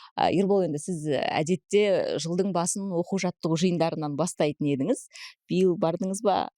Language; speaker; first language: Kazakh; native; Kazakh